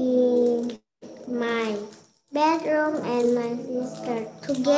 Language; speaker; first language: English; non-native, learner; Indonesian